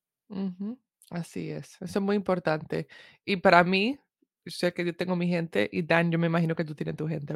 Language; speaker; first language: Spanish; early bilingual, heritage; Spanish